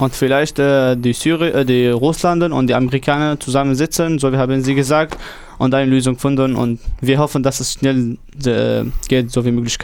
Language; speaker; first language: German; non-native, learner; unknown